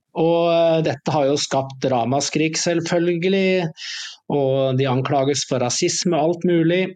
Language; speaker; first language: Norwegian; native; Norwegian